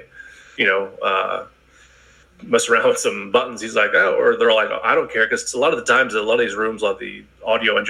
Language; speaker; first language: English; native; English